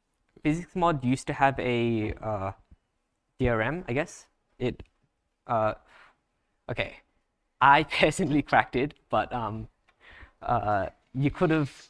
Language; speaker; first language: English; native; English